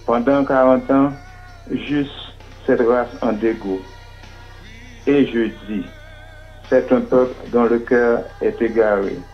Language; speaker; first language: French; non-native, local second language; Haitian Creole